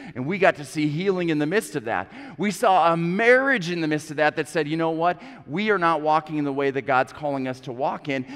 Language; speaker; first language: English; native; English